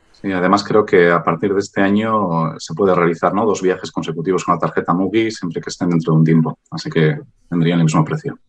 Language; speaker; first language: Spanish; non-native, local second language; Basque